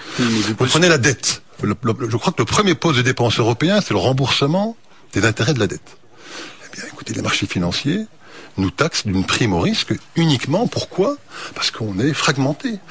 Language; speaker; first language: French; native; French